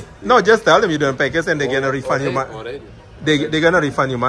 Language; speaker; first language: English; non-native, fluent; Indonesian